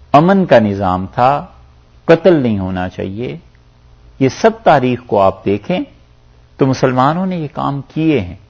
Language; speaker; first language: Urdu; native; Urdu